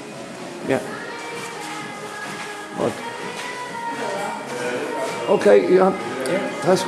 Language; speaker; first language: Danish; non-native, learner; English